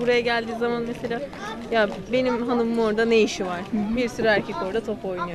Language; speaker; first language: Turkish; native; Turkish